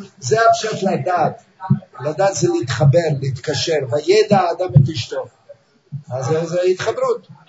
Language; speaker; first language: Hebrew; native; Hebrew